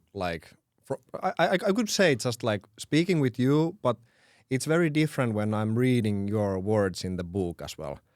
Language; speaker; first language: English; non-native, fluent; Finnish